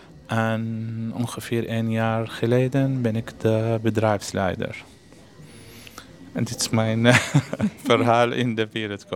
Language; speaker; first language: Dutch; non-native, learner; Arabic